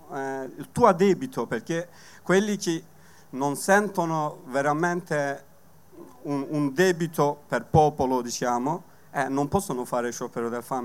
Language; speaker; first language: Italian; non-native, learner; Kurdish